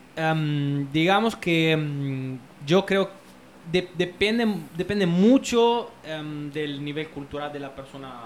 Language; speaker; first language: Spanish; non-native, fluent; Italian